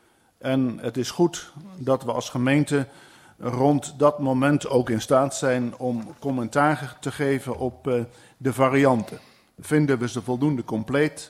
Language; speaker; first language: Dutch; native; Dutch